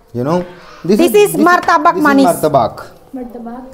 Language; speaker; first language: English; non-native, learner; Hindi